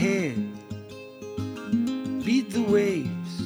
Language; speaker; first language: English; non-native, fluent; Icelandic